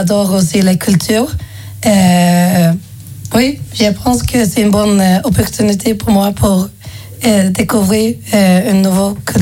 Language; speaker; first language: French; non-native, learner; Swedish